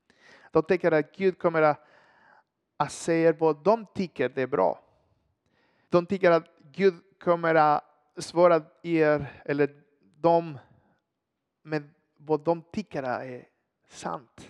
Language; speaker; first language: Swedish; non-native, fluent; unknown